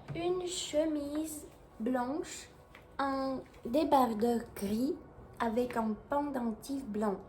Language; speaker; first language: French; non-native, learner; Russian